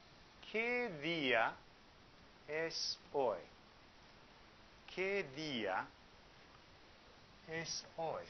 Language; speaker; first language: Spanish; non-native, fluent; English